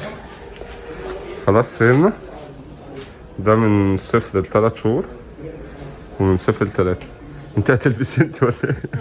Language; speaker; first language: Arabic; native; Arabic